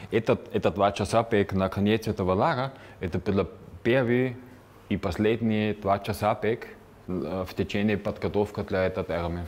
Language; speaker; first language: Russian; non-native, fluent; German